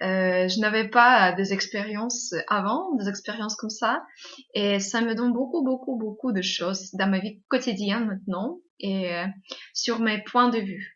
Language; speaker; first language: French; non-native, fluent; Russian